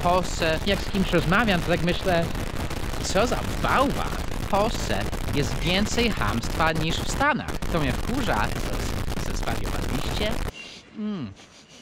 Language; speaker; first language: Polish; non-native, fluent; English